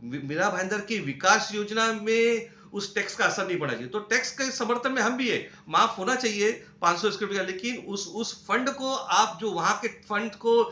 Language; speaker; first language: Hindi; non-native, local second language; Marathi